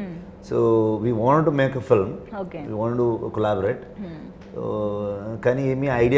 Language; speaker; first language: Telugu; non-native, learner; Kannada